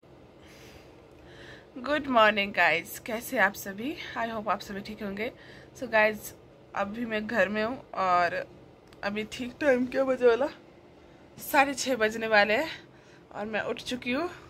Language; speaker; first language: Hindi; non-native, local second language; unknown